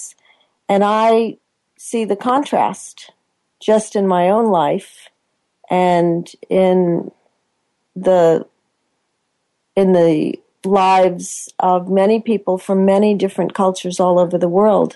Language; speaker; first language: English; native; English